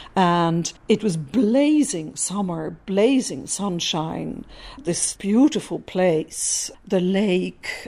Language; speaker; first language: English; non-native, fluent; Dutch